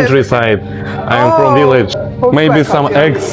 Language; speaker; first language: English; non-native, learner; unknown